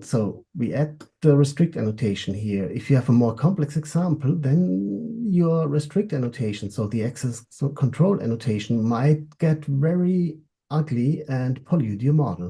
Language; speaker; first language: English; non-native, fluent; German